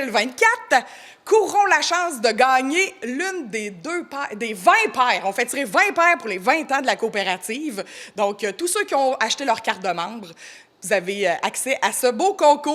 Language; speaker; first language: French; native; French